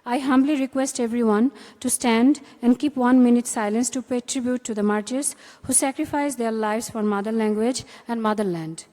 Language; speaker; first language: English; non-native, local second language; Bangla